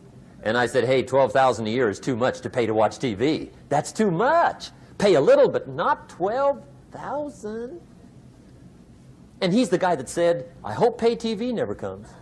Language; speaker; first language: English; native; English